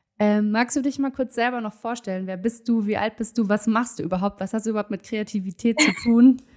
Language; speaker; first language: German; native; German